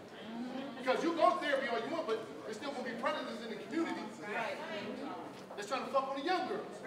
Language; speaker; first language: English; native; English